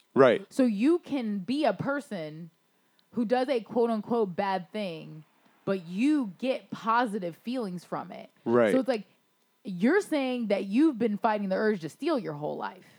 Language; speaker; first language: English; native; English